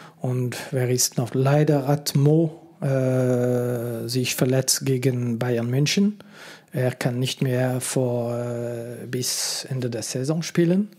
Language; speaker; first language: German; non-native, local second language; French